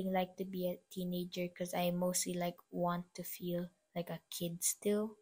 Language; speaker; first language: English; non-native, local second language; Filipino